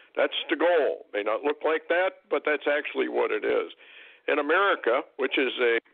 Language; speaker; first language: English; native; English